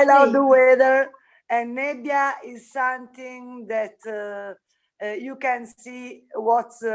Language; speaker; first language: English; non-native, learner; Italian